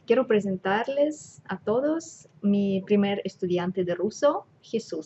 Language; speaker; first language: Spanish; non-native, fluent; Russian